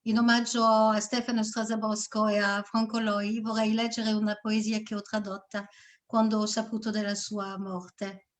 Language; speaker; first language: Italian; non-native, fluent; French